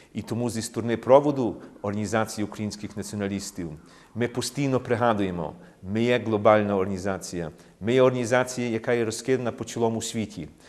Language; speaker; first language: Ukrainian; early bilingual, heritage; Ukrainian